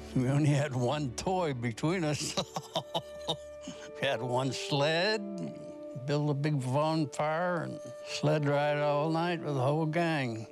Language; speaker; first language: English; native; English